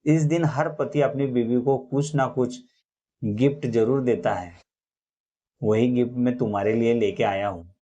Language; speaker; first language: Hindi; non-native, local second language; Marathi